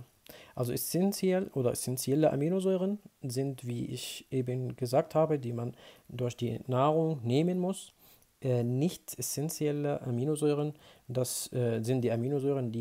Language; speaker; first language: German; non-native, fluent; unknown